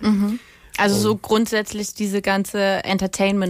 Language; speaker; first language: German; native; German